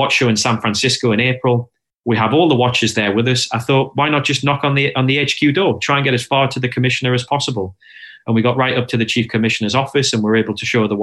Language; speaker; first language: English; native; English